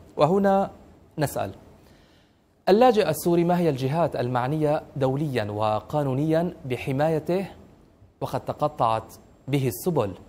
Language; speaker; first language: Arabic; native; Arabic